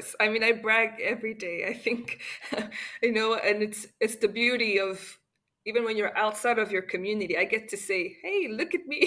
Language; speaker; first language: English; non-native, local second language; Kinyarwanda